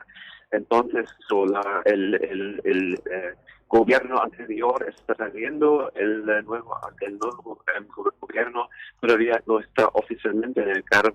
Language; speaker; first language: Spanish; non-native, fluent; German